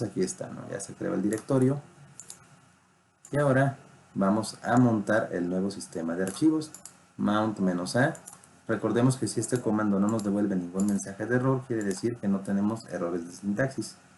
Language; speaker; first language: Spanish; native; Spanish